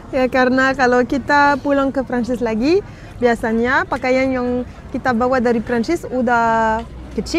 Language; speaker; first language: Indonesian; non-native, learner; Arabic